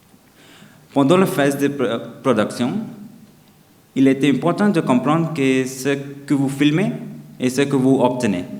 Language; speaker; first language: French; non-native, fluent; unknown